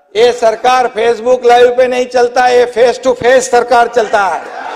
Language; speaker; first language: Hindi; non-native, local second language; Marathi